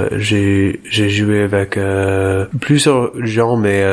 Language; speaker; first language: French; non-native, learner; English